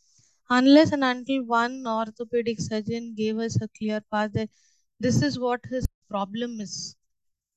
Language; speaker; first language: English; non-native, local second language; Tamil